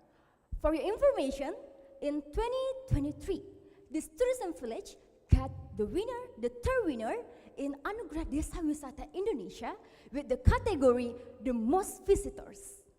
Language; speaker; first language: English; non-native, learner; Indonesian